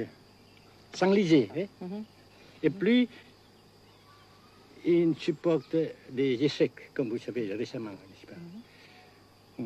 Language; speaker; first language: French; non-native, fluent; Vietnamese